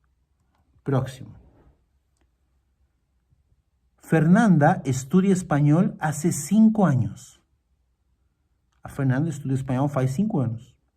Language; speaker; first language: Spanish; non-native, fluent; Portuguese